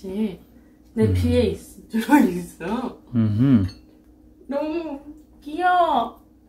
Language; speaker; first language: Korean; non-native, fluent; French